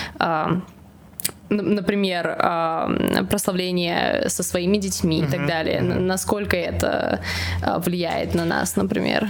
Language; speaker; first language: Russian; non-native, local second language; Armenian